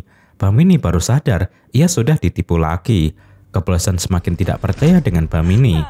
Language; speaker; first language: Indonesian; native; Indonesian